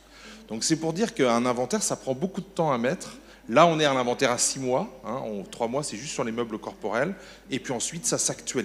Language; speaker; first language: French; native; French